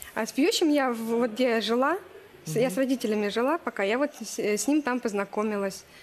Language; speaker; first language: Russian; native; Russian